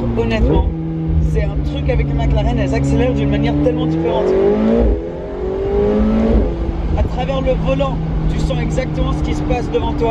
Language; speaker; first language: French; native; French